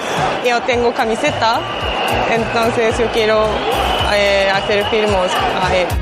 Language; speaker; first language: Spanish; non-native, learner; Japanese